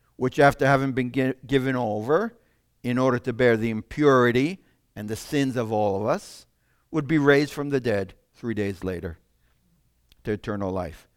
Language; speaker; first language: English; non-native, fluent; Italian